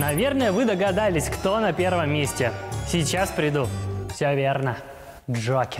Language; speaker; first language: Russian; native; Russian